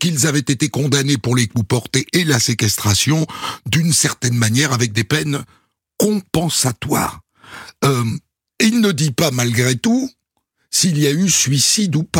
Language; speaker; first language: French; native; French